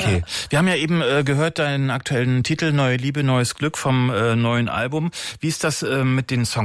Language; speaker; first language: German; native; German